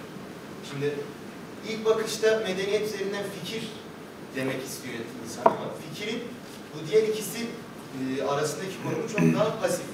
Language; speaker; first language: Turkish; native; Turkish